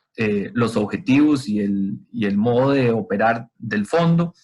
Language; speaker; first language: Spanish; native; Spanish